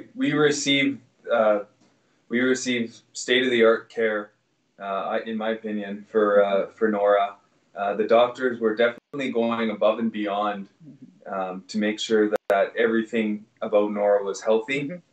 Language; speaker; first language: English; native; English